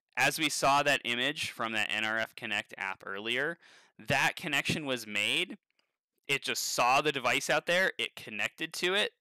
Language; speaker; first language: English; native; English